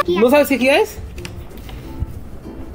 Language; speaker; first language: Spanish; native; Spanish